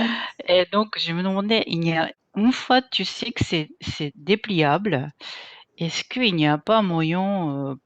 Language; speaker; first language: French; non-native, fluent; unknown